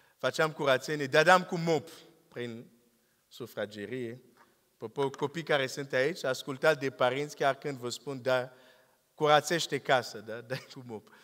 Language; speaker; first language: Romanian; non-native, fluent; English